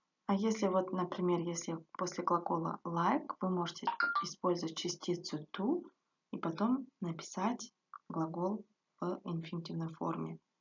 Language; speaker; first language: Russian; non-native, local second language; Kazakh